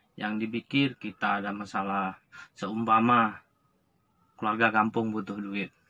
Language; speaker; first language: Indonesian; non-native, local second language; Madurese